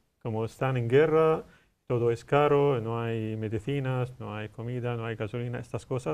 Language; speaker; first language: Spanish; non-native, learner; Arabic